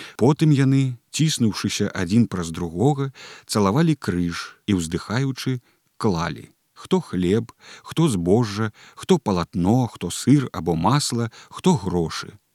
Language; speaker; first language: Belarusian; native; Belarusian